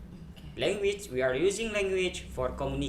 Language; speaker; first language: English; non-native, fluent; Indonesian